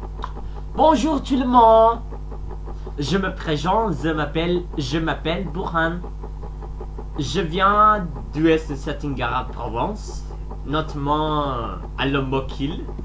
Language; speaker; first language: French; non-native, learner; Sasak